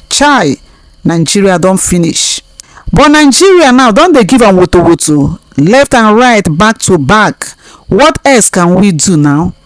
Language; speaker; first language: Nigerian Pidgin; native; Nigerian Pidgin